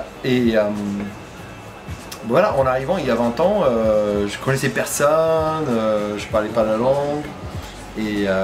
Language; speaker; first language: French; non-native, fluent; English